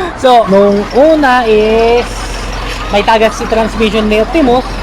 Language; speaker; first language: Filipino; non-native, local second language; Bikol